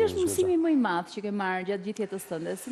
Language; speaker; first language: Albanian; native; Albanian